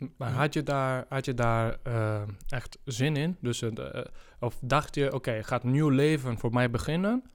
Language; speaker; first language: Dutch; non-native, fluent; Italian